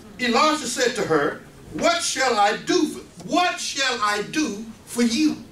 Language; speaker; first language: English; native; English